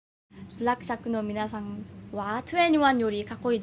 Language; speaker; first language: Japanese; non-native, fluent; Korean